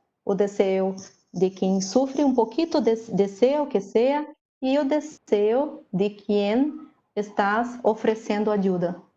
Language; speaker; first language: Spanish; non-native, learner; Portuguese